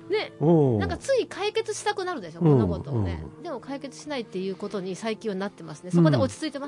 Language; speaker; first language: Japanese; native; Japanese